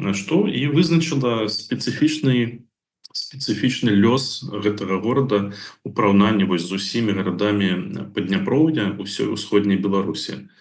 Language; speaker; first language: Belarusian; non-native, local second language; Russian